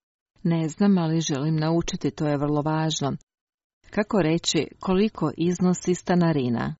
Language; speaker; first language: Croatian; non-native, fluent; Chinese